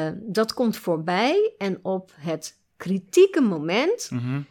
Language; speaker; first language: Dutch; native; Dutch